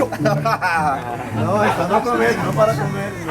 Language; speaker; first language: Spanish; non-native, learner; Korean